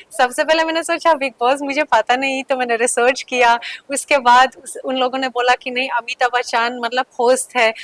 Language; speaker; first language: Hindi; non-native, fluent; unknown